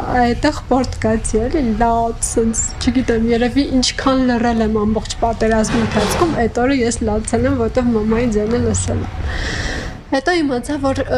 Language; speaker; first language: Armenian; native; Armenian